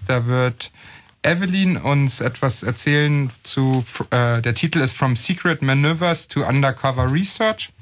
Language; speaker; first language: German; native; German